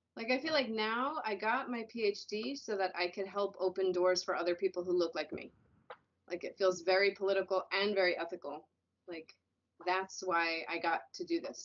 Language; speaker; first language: English; native; English